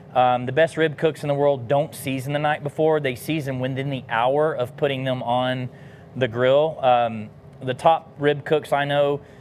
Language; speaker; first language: English; native; English